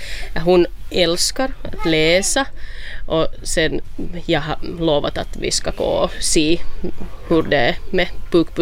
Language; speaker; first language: Swedish; non-native, local second language; Finnish